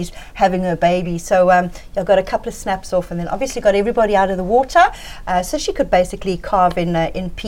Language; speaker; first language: English; native; English